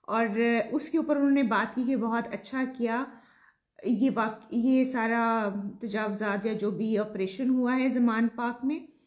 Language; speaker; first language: Urdu; native; Urdu